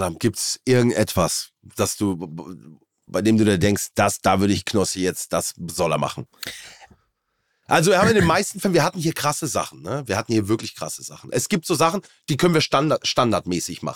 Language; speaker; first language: German; native; German